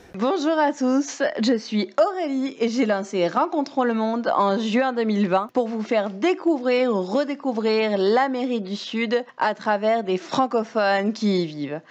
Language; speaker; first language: French; native; French